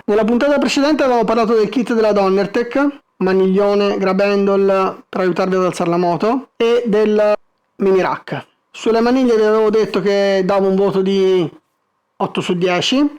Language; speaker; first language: Italian; native; Italian